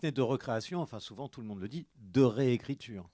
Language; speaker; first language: French; native; French